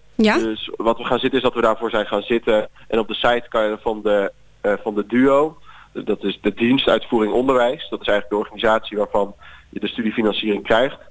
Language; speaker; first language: Dutch; native; Dutch